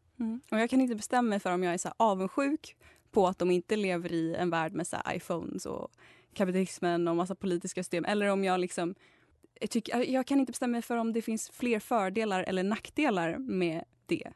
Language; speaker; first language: Swedish; native; Swedish